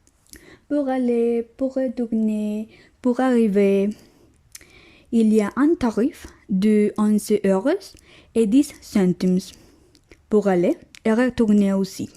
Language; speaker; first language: French; non-native, learner; Spanish